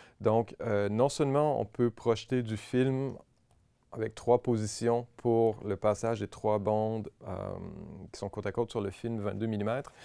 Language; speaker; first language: French; native; French